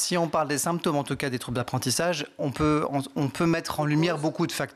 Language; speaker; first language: French; native; French